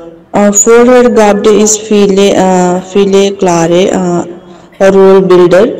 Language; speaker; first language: German; non-native, learner; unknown